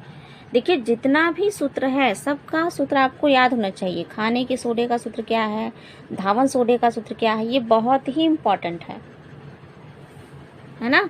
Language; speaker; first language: Hindi; native; Hindi